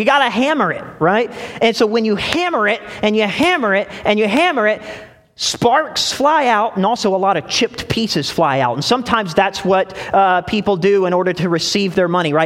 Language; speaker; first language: English; native; English